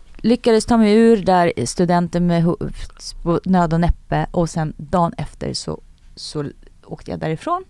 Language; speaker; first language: Swedish; native; Swedish